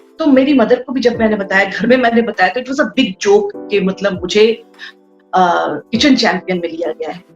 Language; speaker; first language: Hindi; non-native, local second language; Bangla